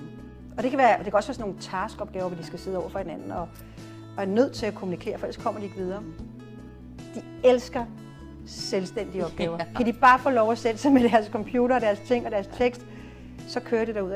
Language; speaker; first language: Danish; native; Danish